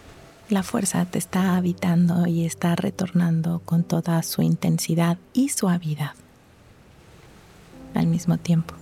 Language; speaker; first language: Spanish; native; Spanish